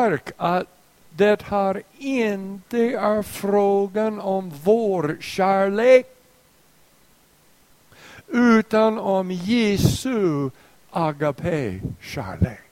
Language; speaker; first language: Swedish; non-native, fluent; English